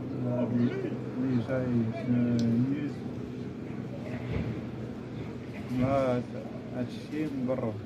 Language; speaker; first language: French; non-native, fluent; Arabic